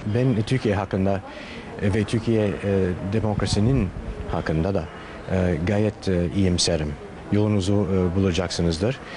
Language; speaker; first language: Turkish; non-native, fluent; English